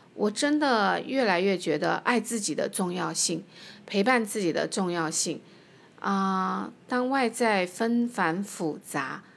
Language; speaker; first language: Chinese; native; Chinese